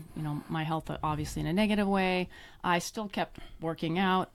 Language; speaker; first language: English; native; English